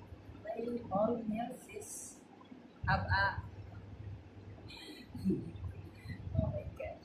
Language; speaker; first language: English; non-native, learner; Filipino